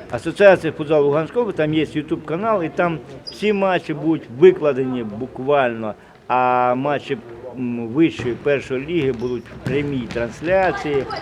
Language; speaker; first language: Ukrainian; non-native, local second language; Russian